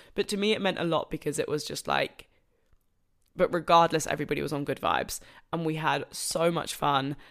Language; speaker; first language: English; native; English